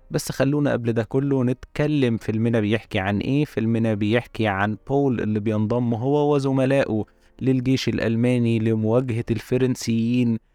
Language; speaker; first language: Arabic; native; Arabic